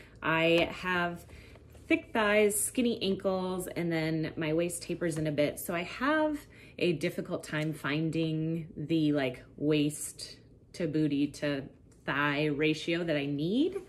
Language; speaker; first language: English; native; English